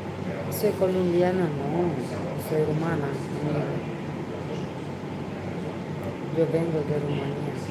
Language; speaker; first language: Spanish; non-native, learner; Romanian